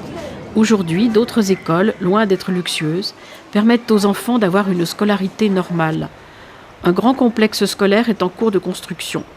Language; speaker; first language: French; native; French